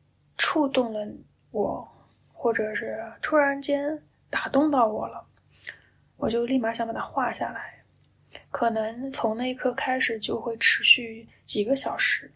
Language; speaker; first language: Chinese; native; Chinese